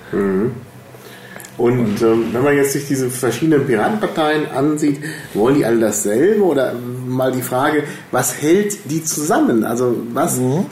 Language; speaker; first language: German; native; German